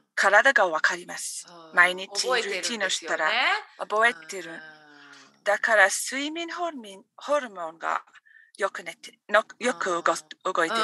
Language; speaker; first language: Japanese; non-native, learner; English